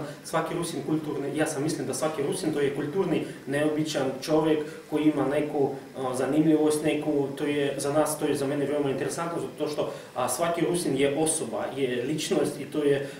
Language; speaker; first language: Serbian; non-native, fluent; Russian